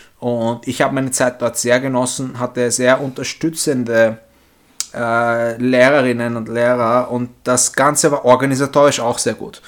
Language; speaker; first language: German; early bilingual, other home language; Turkish